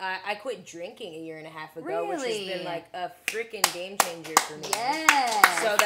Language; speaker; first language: English; native; English